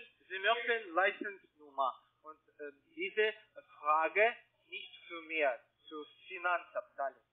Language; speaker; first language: German; non-native, learner; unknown